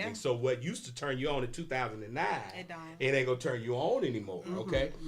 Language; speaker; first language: English; native; English